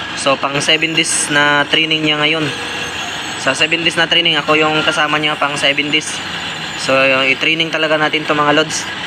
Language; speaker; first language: Filipino; non-native, local second language; Cebuano